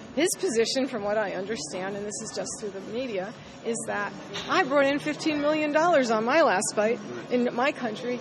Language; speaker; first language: English; native; English